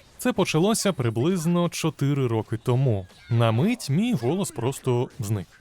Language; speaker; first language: Ukrainian; non-native, local second language; Russian